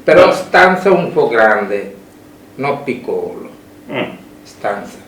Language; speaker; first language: Italian; non-native, learner; Bangla